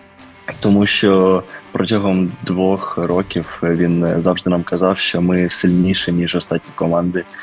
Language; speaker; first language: Ukrainian; early bilingual, heritage; Ukrainian